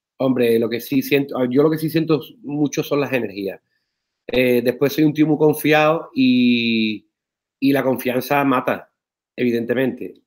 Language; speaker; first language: Spanish; native; Spanish